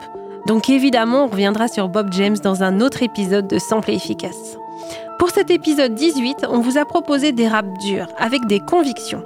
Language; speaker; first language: French; native; French